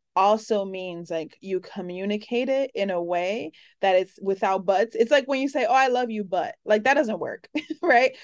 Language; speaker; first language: English; early bilingual, other home language; Spanish